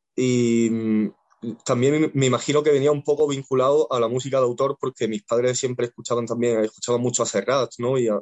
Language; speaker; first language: Spanish; native; Spanish